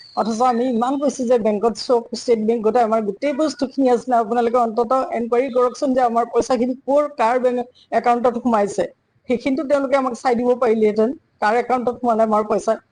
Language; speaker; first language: Assamese; native; Assamese